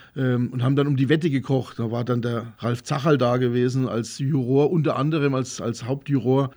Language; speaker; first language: German; native; German